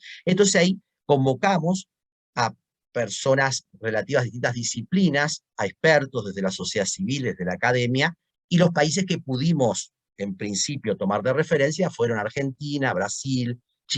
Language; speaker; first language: Spanish; native; Spanish